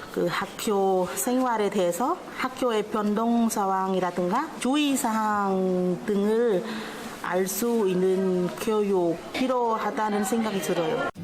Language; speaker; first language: Korean; non-native, fluent; Khmer